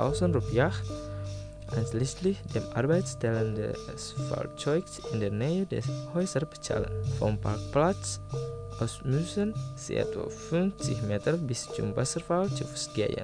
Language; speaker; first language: German; non-native, fluent; Indonesian